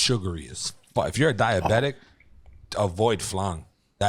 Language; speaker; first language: English; native; English